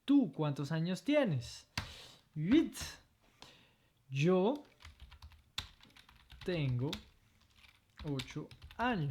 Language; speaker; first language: Spanish; non-native, fluent; French